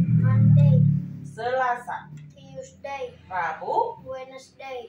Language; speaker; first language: English; non-native, learner; Indonesian